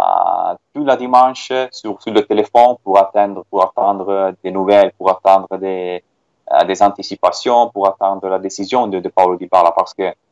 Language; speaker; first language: French; non-native, fluent; Italian